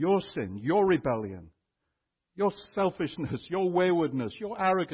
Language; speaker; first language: English; native; English